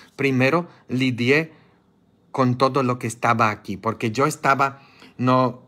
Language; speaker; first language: Spanish; non-native, fluent; Polish